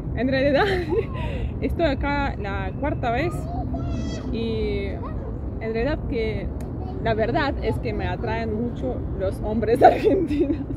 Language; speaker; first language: Spanish; non-native, fluent; Russian